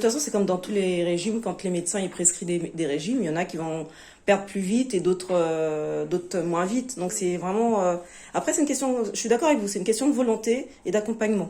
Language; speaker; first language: French; native; French